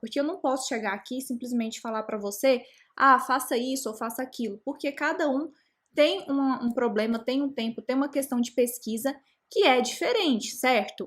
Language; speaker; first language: Portuguese; native; Portuguese